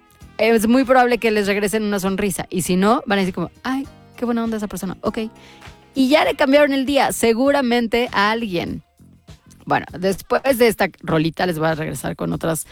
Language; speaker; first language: Spanish; native; Spanish